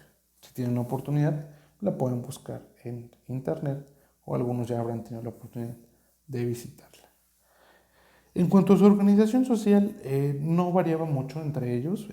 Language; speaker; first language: Spanish; native; Spanish